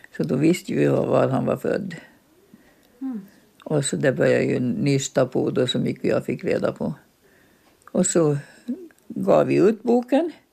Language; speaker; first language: Swedish; native; Swedish